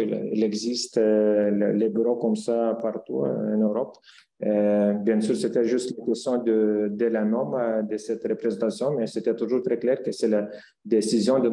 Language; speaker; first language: French; non-native, fluent; Lithuanian